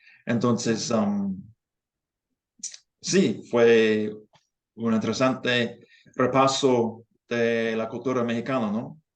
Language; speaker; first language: Spanish; non-native, fluent; English